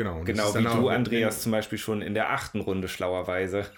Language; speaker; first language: German; native; German